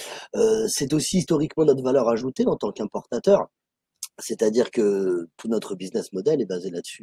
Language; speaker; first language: French; native; French